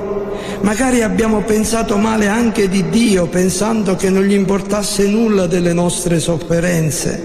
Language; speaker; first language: Italian; native; Italian